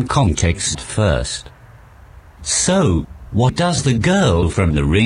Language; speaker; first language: English; native; English